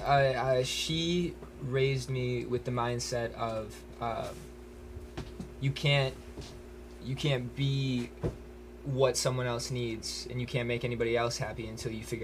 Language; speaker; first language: English; native; English